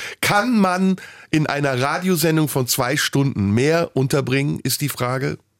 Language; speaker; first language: German; early bilingual, other home language; Turkish